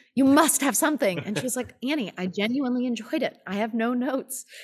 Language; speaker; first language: English; native; English